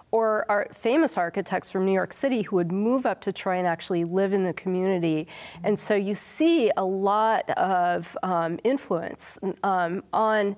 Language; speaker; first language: English; native; English